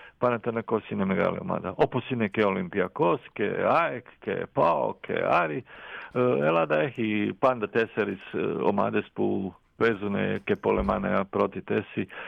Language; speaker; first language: Greek; non-native, fluent; Croatian